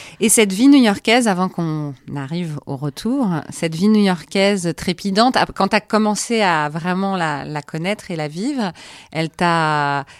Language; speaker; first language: French; native; French